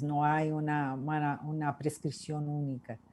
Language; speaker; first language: Spanish; non-native, fluent; Portuguese